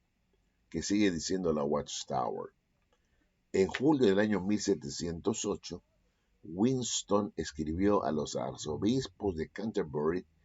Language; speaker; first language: Spanish; native; Spanish